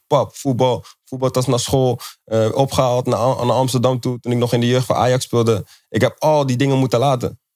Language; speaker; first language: Dutch; native; Dutch